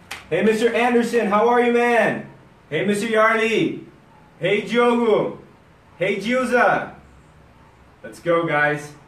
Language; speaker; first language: English; non-native, fluent; Portuguese